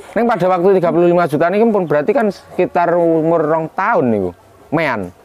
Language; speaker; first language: Indonesian; non-native, local second language; Javanese